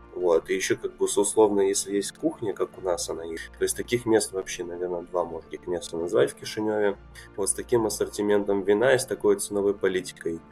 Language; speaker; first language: Russian; early bilingual, other home language; Romanian